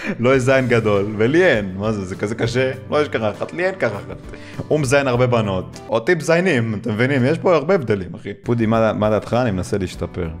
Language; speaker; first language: Hebrew; native; Hebrew